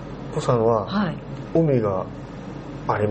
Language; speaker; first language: Japanese; non-native, learner; Korean